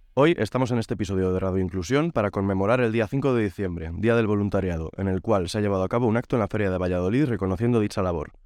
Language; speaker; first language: Spanish; native; Spanish